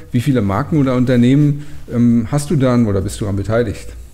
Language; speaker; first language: German; native; German